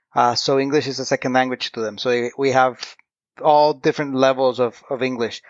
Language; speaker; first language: English; non-native, fluent; Spanish